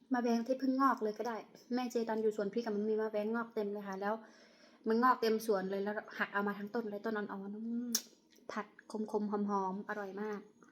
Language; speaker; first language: Thai; non-native, local second language; Khmer